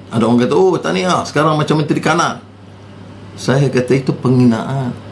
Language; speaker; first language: Malay; native; Malay